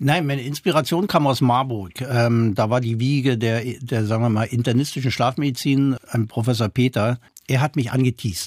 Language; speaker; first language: German; non-native, fluent; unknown